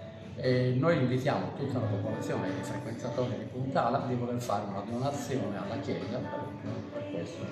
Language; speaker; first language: Italian; native; Italian